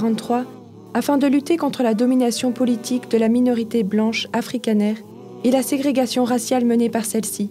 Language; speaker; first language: French; native; French